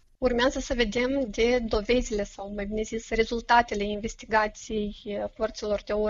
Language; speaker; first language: Romanian; native; Romanian